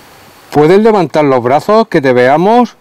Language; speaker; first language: Spanish; native; Spanish